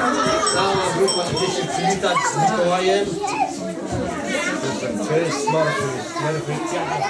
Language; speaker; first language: Polish; native; Polish